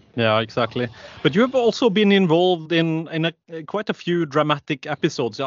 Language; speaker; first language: English; non-native, fluent; Norwegian